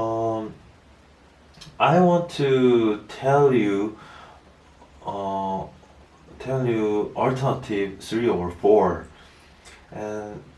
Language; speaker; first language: English; non-native, learner; Korean